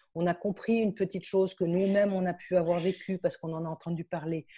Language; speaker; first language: French; early bilingual, heritage; Spanish